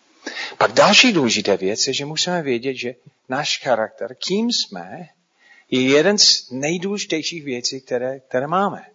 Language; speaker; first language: Czech; non-native, fluent; English